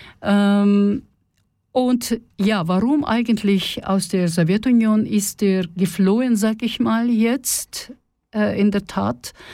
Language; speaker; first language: German; non-native, fluent; Russian